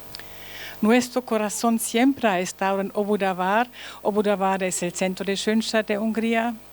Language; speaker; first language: Spanish; non-native, learner; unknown